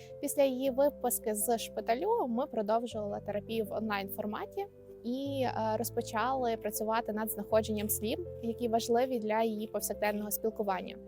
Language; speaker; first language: Ukrainian; native; Ukrainian